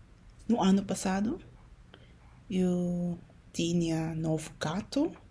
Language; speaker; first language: Portuguese; non-native, learner; Min Nan Chinese